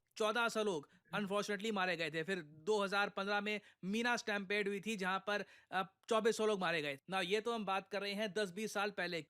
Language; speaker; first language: Hindi; native; Hindi